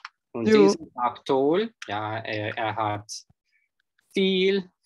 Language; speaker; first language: German; non-native, learner; Russian